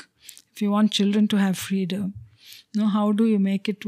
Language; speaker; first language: English; non-native, local second language; Telugu